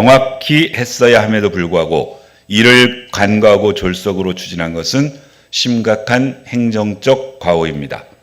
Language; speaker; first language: Korean; native; Korean